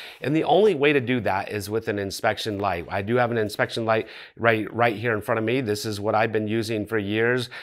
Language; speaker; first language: English; native; English